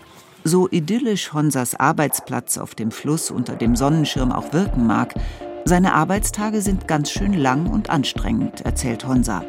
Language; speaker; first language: German; native; German